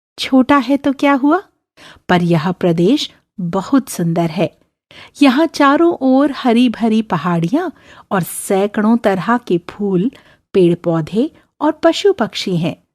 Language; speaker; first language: Hindi; native; Hindi